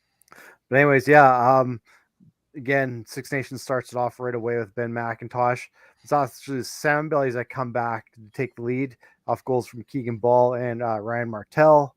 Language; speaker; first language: English; native; English